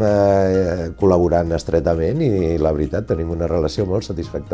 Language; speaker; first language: Catalan; native; Catalan